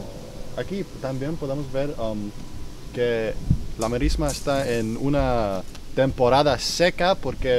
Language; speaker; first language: Spanish; non-native, fluent; English